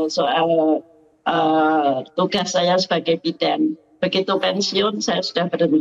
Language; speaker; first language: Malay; non-native, local second language; Javanese